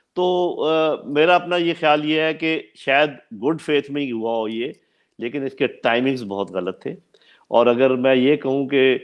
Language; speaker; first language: Urdu; non-native, local second language; Punjabi